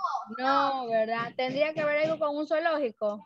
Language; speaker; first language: Spanish; native; Spanish